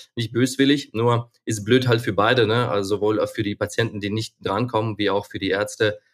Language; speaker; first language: German; non-native, fluent; Ukrainian